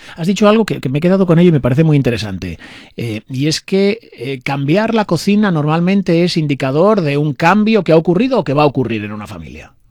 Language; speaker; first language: Spanish; native; Spanish